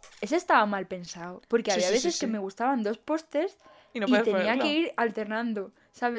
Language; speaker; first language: Spanish; native; Spanish